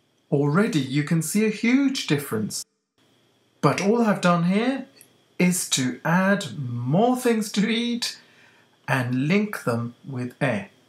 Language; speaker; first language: English; native; English